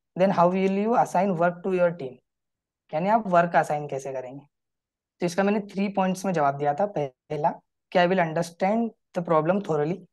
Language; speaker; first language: Hindi; native; Hindi